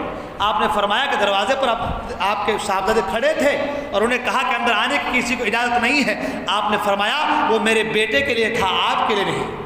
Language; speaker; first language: Urdu; native; Urdu